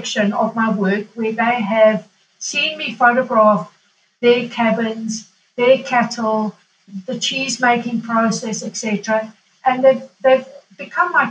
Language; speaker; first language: English; native; English